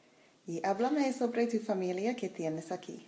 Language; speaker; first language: Spanish; non-native, learner; English